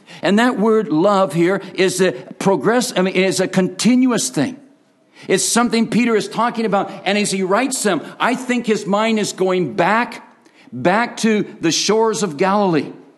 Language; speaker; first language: English; native; English